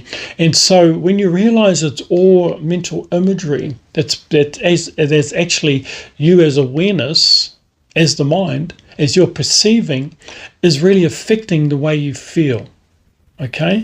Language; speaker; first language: English; native; English